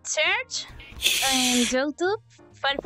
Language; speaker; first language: English; non-native, learner; Spanish